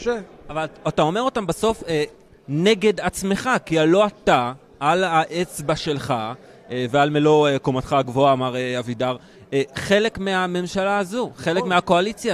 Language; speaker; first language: Hebrew; native; Hebrew